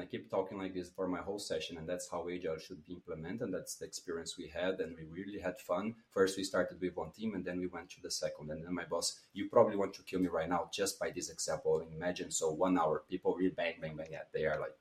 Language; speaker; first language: English; non-native, fluent; Portuguese